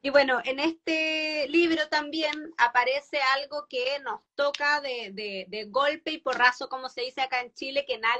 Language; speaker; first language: Spanish; native; Spanish